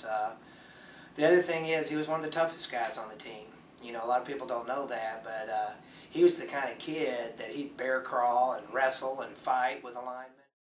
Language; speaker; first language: English; native; English